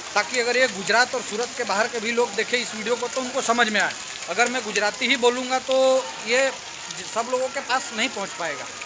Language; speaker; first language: Hindi; non-native, local second language; Gujarati